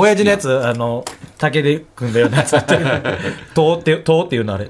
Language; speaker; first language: Japanese; native; Japanese